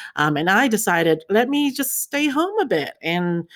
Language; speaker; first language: English; early bilingual, other home language; Chinese